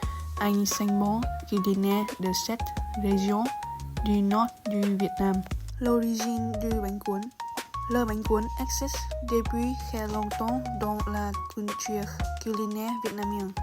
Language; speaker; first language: French; non-native, learner; Vietnamese